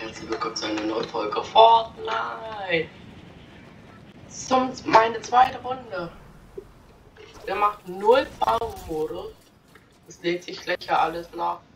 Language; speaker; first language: German; native; German